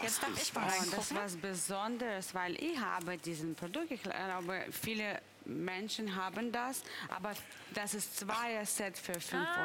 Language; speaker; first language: German; non-native, fluent; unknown